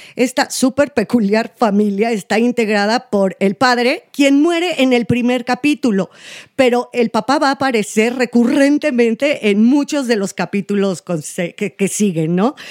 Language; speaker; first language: Spanish; native; Spanish